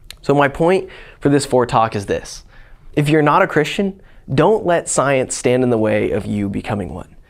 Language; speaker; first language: English; native; English